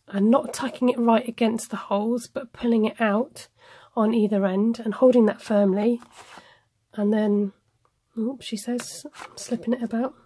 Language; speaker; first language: English; native; English